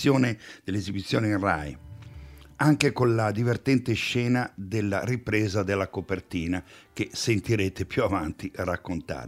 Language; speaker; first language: Italian; native; Italian